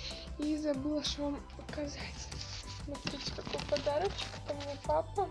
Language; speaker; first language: Russian; native; Russian